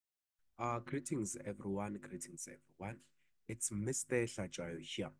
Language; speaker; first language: English; non-native, local second language; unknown